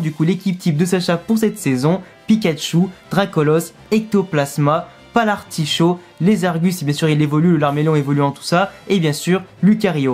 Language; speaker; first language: French; native; French